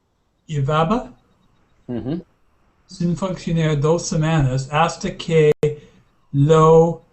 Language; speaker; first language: Spanish; non-native, learner; English